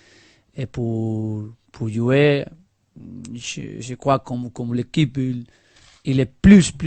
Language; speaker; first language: French; non-native, learner; Spanish